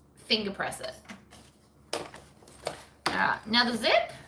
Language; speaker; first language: English; native; English